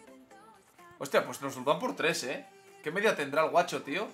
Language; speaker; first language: Spanish; native; Spanish